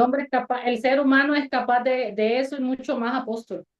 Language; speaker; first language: Spanish; native; Spanish